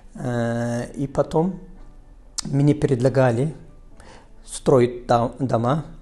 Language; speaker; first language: Russian; non-native, learner; Turkish